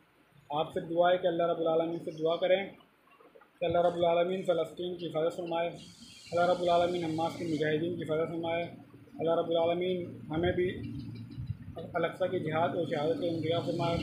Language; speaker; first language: Urdu; native; Urdu